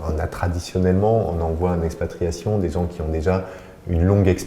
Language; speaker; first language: French; native; French